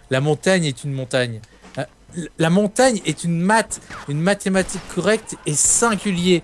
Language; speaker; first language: French; native; French